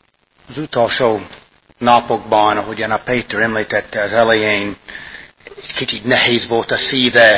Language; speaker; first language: Hungarian; non-native, fluent; English